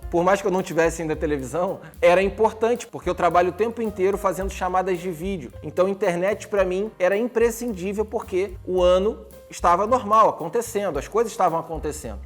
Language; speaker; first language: Portuguese; native; Portuguese